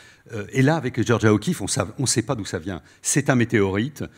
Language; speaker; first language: French; native; French